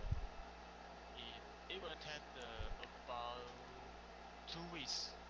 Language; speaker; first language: English; non-native, learner; Chinese